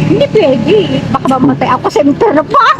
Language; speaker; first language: Filipino; non-native, local second language; Iloko